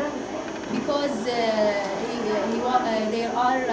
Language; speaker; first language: English; non-native, learner; Arabic